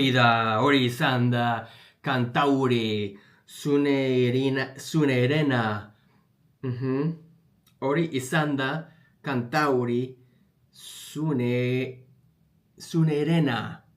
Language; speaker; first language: Basque; non-native, learner; English